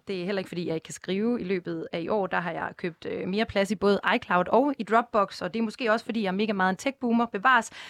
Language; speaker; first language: Danish; native; Danish